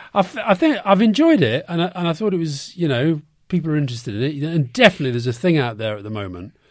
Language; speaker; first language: English; native; English